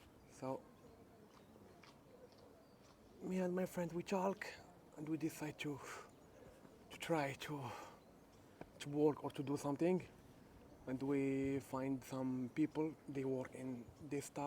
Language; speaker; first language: English; non-native, learner; Arabic